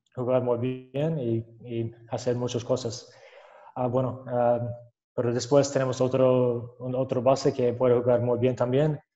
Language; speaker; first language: Spanish; non-native, learner; English